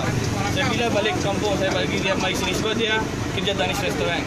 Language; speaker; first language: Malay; non-native, fluent; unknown